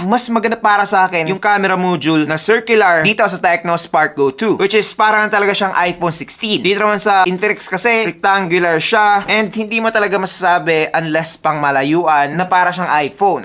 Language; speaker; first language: Filipino; native; Filipino